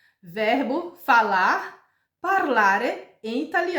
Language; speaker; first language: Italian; non-native, fluent; Portuguese